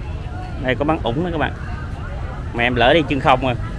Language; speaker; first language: Vietnamese; native; Vietnamese